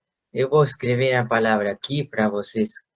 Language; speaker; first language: Portuguese; non-native, fluent; Spanish